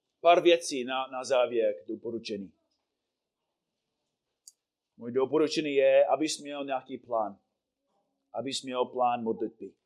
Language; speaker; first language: Czech; non-native, fluent; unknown